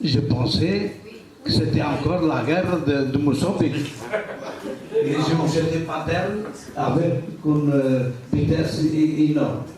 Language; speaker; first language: French; non-native, learner; Portuguese